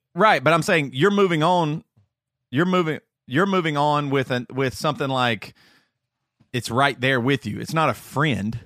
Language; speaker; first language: English; native; English